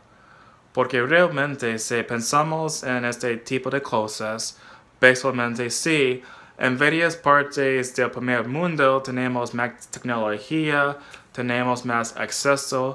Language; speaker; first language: Spanish; non-native, fluent; English